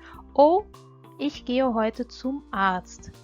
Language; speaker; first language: German; non-native, fluent; Portuguese